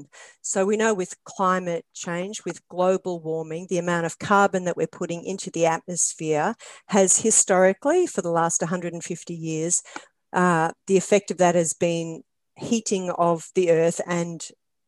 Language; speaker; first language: English; native; English